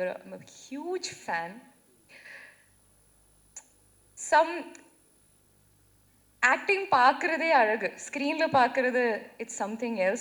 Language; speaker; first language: Tamil; non-native, fluent; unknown